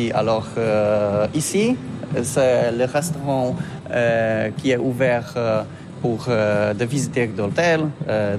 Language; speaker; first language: French; non-native, learner; Polish